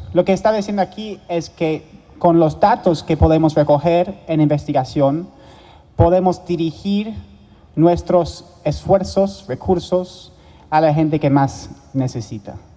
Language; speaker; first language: Spanish; non-native, fluent; English